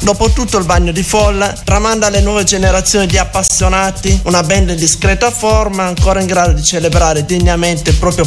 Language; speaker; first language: Italian; native; Italian